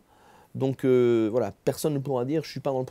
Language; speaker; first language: French; native; French